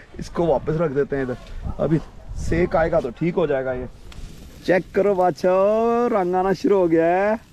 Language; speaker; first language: Urdu; non-native, local second language; Punjabi